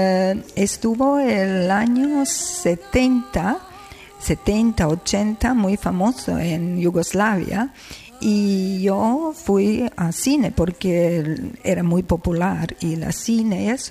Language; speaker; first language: Spanish; non-native, learner; Serbian